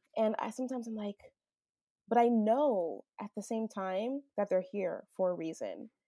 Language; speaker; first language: English; native; English